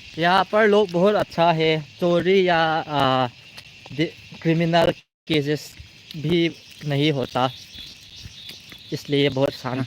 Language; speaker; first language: Hindi; non-native, local second language; Thado Chin